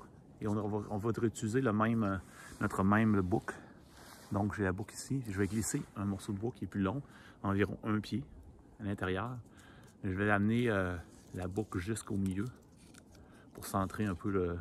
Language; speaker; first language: French; native; French